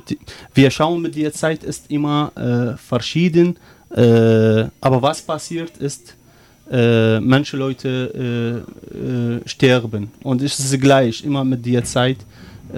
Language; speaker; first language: German; non-native, learner; Arabic